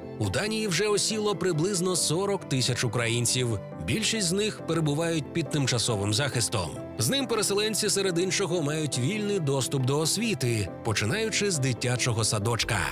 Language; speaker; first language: Ukrainian; native; Ukrainian